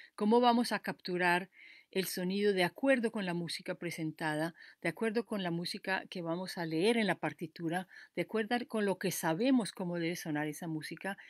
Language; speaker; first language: Spanish; native; Spanish